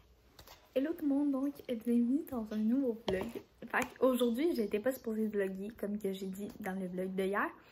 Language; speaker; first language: French; native; French